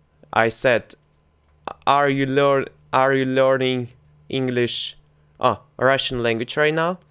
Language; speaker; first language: English; non-native, fluent; Russian